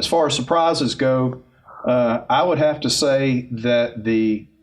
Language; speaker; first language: English; native; English